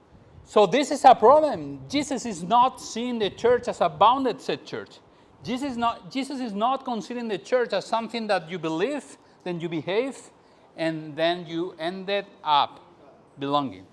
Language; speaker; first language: English; non-native, fluent; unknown